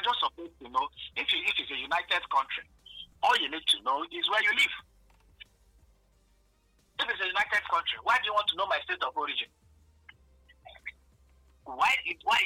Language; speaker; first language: English; non-native, local second language; Igbo